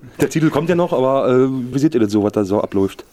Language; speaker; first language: German; native; German